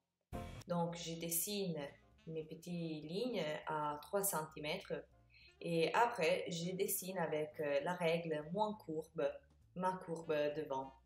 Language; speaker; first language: French; non-native, fluent; Italian